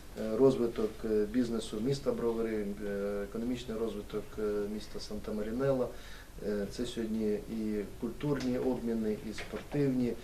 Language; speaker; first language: Ukrainian; native; Ukrainian